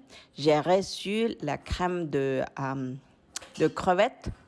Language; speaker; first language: French; non-native, fluent; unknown